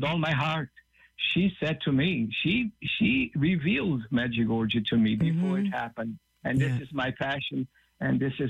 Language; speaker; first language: English; non-native, fluent; Portuguese